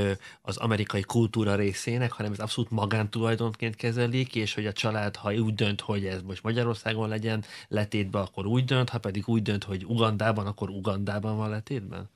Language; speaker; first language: Hungarian; native; Hungarian